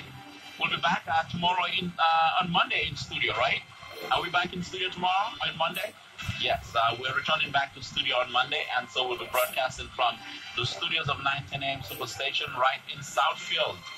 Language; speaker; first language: English; native; English